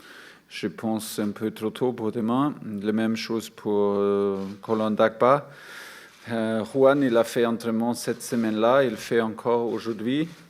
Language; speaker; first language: French; non-native, fluent; German